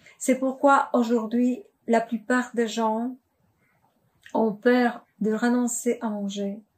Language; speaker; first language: French; non-native, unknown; Polish